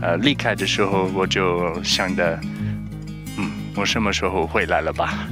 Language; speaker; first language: Chinese; non-native, learner; English